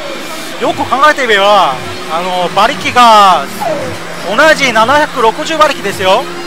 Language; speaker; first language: Japanese; non-native, learner; Korean